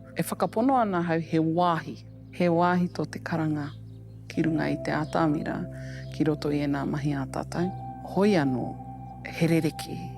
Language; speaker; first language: Māori; native; Māori